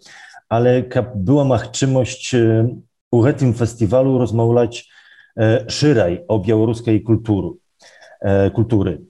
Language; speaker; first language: Belarusian; non-native, local second language; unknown